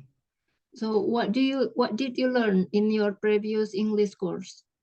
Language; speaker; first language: English; non-native, fluent; Indonesian